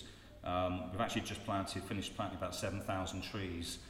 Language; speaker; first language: English; native; English